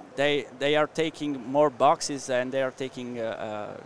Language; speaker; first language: English; non-native, learner; Italian